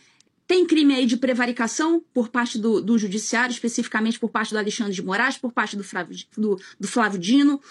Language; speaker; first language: Portuguese; native; Portuguese